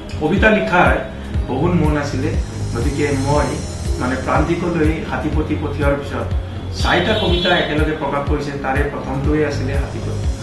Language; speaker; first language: Assamese; non-native, local second language; Mising